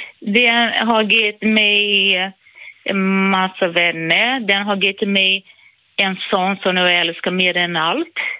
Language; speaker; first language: Swedish; non-native, fluent; Portuguese